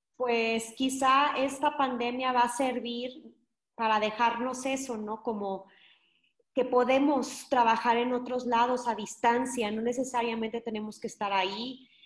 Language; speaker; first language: Spanish; native; Spanish